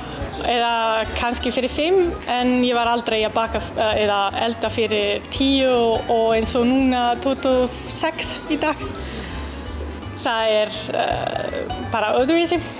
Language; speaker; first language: Icelandic; non-native, learner; Italian